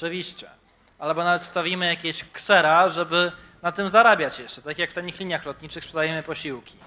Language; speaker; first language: Polish; native; Polish